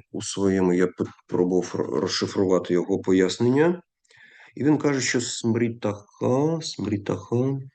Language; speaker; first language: Ukrainian; non-native, local second language; Russian